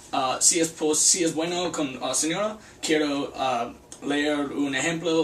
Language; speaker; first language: Spanish; non-native, learner; English